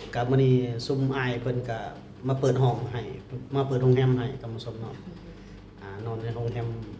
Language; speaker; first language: Lao; non-native, local second language; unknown